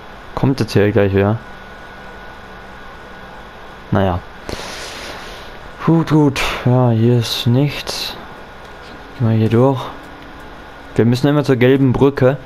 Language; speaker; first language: German; native; German